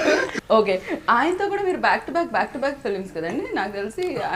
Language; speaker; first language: Telugu; native; Telugu